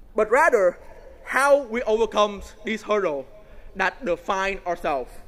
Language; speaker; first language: English; non-native, fluent; Vietnamese